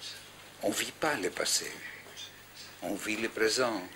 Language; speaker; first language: French; non-native, fluent; Greek